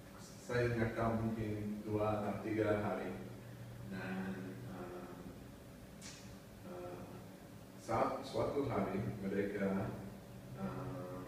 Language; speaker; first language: Indonesian; non-native, learner; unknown